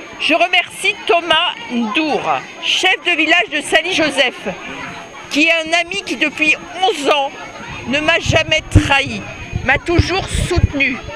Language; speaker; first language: French; native; French